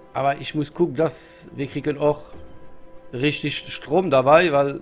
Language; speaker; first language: German; non-native, learner; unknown